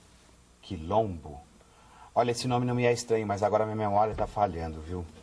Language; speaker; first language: Portuguese; native; Portuguese